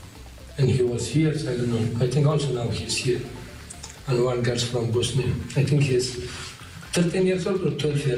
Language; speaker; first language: English; non-native, learner; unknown